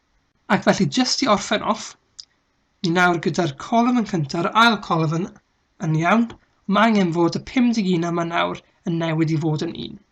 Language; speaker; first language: Welsh; native; Welsh